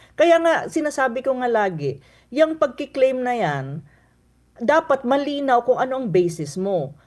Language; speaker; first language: Filipino; non-native, local second language; Cebuano